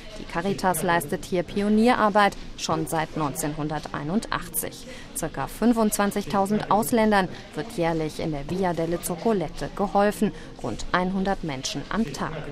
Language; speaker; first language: German; native; German